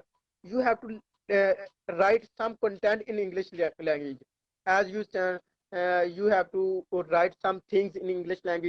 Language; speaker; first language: English; non-native, learner; Urdu